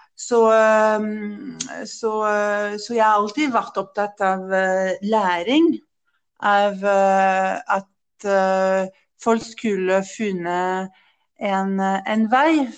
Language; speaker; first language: Norwegian; non-native, fluent; French